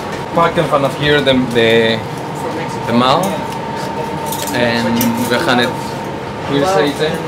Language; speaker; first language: Dutch; non-native, learner; Spanish